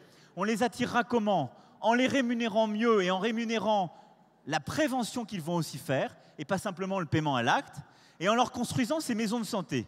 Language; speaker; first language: French; native; French